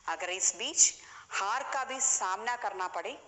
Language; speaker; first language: Hindi; non-native, local second language; Malayalam